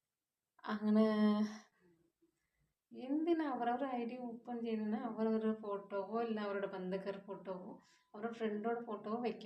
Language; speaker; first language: Malayalam; non-native, local second language; Tamil